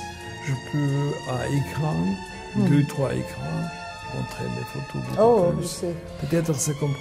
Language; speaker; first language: French; non-native, fluent; Russian